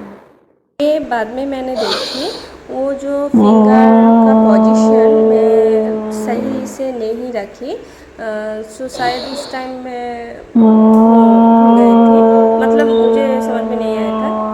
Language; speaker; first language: Hindi; non-native, local second language; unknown